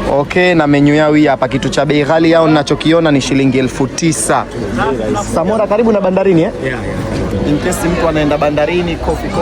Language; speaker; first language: Swahili; native; Swahili